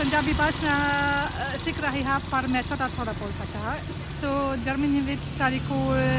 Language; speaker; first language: Punjabi; non-native, learner; German